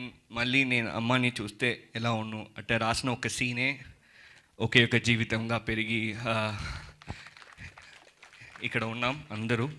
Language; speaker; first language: Telugu; early bilingual, heritage; Telugu